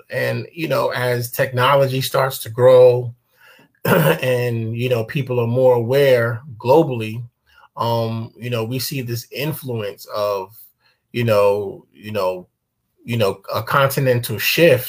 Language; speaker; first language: English; early bilingual, other home language; Akan